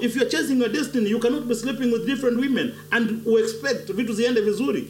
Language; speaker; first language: English; non-native, local second language; Luo (Kenya and Tanzania)